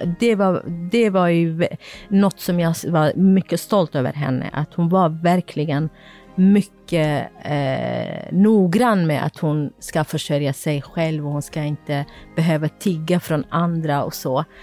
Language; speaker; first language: Swedish; non-native, fluent; Kurdish